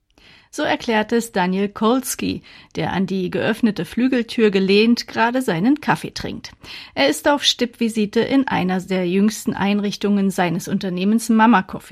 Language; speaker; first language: German; native; German